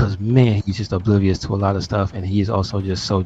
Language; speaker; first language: English; native; English